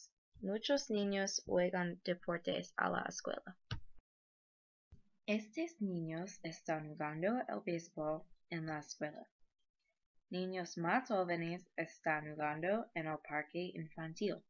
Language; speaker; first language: Spanish; non-native, learner; English